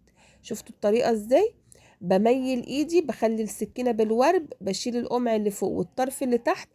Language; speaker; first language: Arabic; native; Arabic